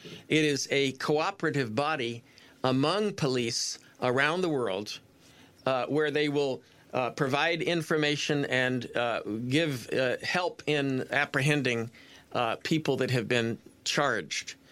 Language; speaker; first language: English; native; English